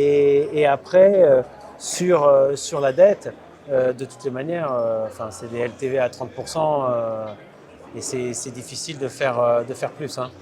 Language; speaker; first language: French; native; French